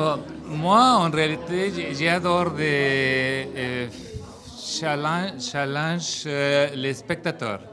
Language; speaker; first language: French; non-native, learner; Spanish